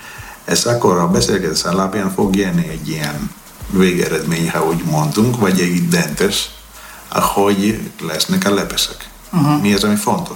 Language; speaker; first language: Hungarian; non-native, learner; Greek